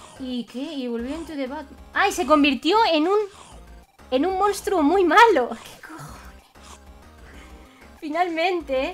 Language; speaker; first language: Spanish; native; Spanish